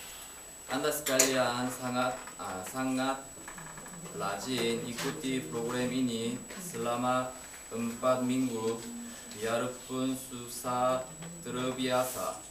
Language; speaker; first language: Indonesian; non-native, learner; Korean